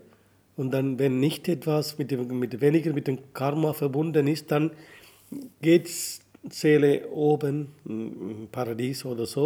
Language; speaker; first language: German; non-native, learner; Tamil